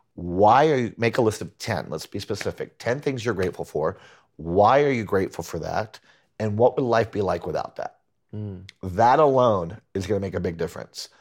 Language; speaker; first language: English; early bilingual, other home language; Spanish